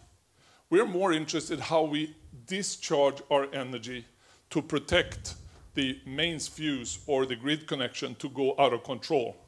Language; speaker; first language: English; non-native, fluent; Swedish